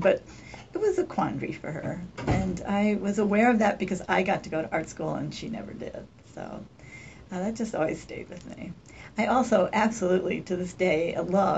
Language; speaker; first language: English; native; English